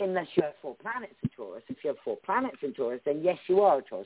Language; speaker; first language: English; native; English